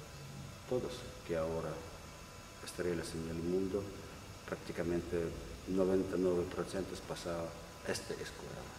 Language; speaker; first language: Spanish; non-native, learner; Russian